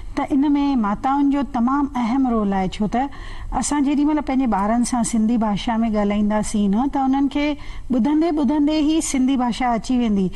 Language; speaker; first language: Sindhi; native; Sindhi